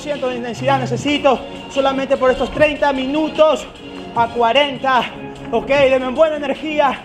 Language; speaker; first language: Spanish; early bilingual, heritage; Spanish